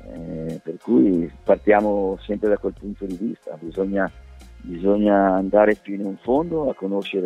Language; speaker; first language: Italian; native; Italian